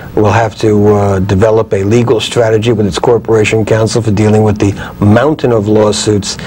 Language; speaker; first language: English; native; English